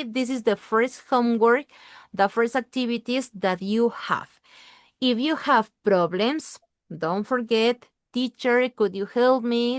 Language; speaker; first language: English; non-native, learner; Spanish